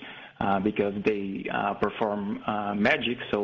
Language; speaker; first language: English; non-native, fluent; Portuguese